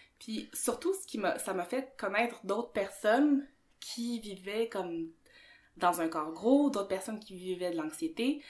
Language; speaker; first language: French; native; French